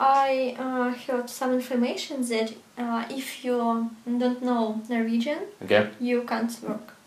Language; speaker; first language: English; non-native, learner; Russian